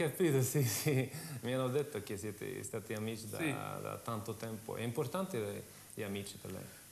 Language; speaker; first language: Italian; non-native, fluent; Swedish